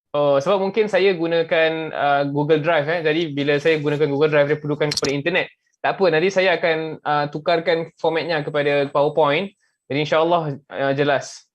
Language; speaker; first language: Malay; native; Malay